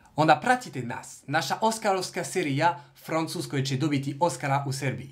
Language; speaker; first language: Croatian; non-native, learner; French